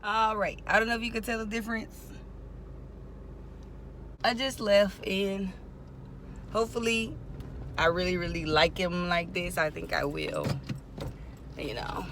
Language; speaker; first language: English; native; English